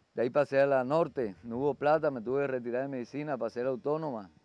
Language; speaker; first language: Spanish; native; Spanish